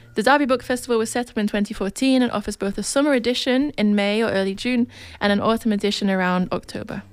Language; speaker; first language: English; native; English